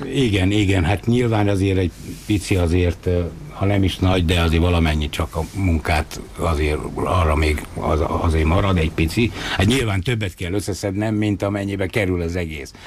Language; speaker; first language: Hungarian; native; Hungarian